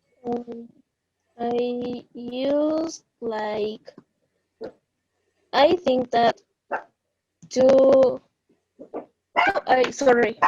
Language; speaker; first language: English; non-native, learner; Spanish